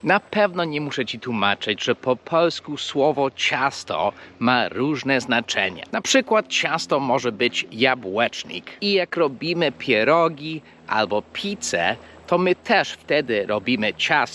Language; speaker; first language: Polish; non-native, fluent; English